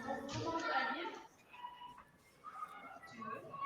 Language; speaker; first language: French; non-native, local second language; Arabic